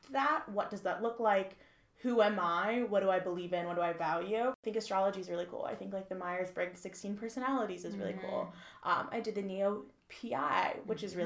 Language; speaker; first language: English; native; English